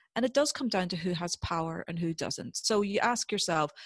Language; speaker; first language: English; native; English